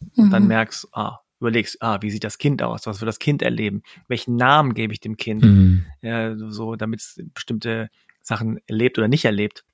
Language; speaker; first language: German; early bilingual, other home language; Korean